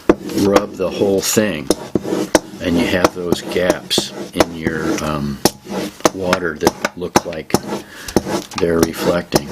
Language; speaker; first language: English; native; English